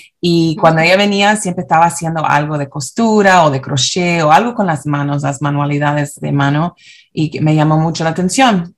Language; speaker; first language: Spanish; early bilingual, heritage; Spanish